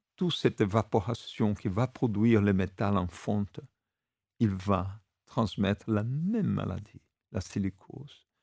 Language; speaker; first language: French; non-native, fluent; Portuguese